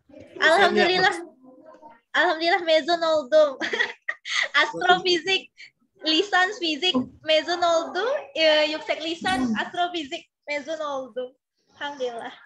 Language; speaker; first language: Turkish; non-native, learner; Indonesian